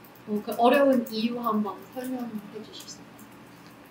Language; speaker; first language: Korean; non-native, fluent; Chinese